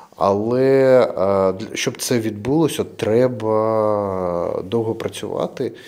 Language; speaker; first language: Ukrainian; non-native, local second language; Russian